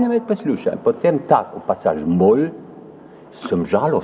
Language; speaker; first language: Slovenian; early bilingual, heritage; French